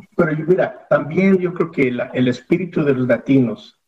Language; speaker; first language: Spanish; early bilingual, heritage; Spanish